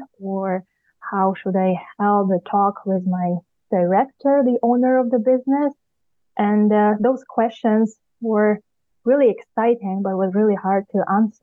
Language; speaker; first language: English; non-native, fluent; Ukrainian